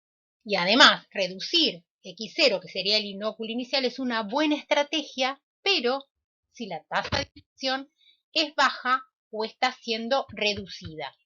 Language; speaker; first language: Spanish; native; Spanish